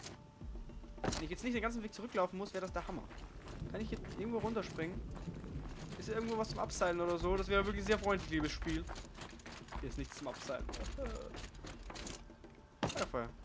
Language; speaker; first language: German; native; German